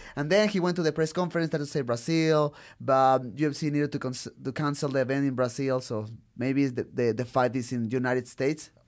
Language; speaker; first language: English; non-native, learner; Spanish